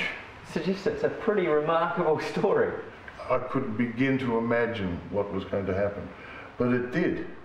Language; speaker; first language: English; native; English